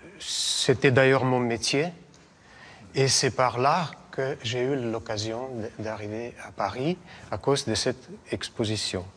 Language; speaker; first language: French; non-native, fluent; Russian